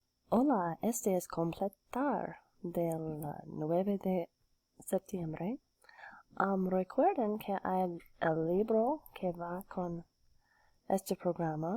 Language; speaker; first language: Spanish; non-native, fluent; English